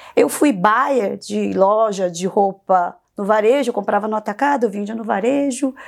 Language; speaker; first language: Portuguese; early bilingual, other home language; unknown